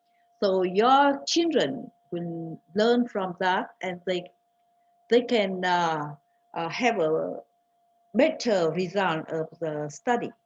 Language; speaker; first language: English; non-native, fluent; Vietnamese